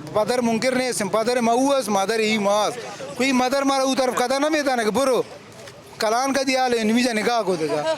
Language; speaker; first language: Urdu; non-native, local second language; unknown